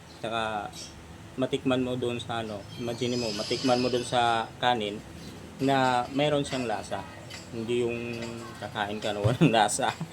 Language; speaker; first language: Filipino; non-native, local second language; Cebuano